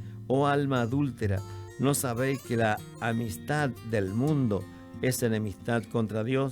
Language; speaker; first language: Spanish; native; Spanish